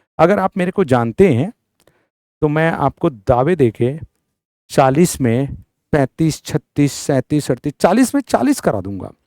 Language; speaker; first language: Hindi; native; Hindi